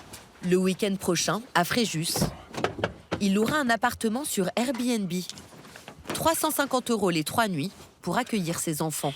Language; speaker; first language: French; native; French